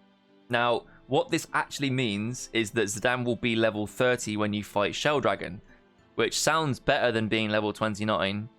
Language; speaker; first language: English; native; English